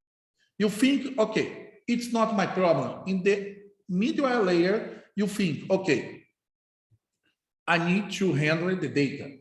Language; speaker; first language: English; non-native, fluent; Portuguese